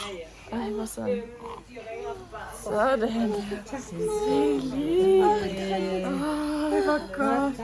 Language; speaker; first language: Danish; native; Danish